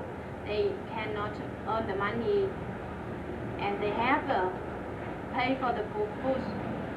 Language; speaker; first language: English; non-native, learner; Vietnamese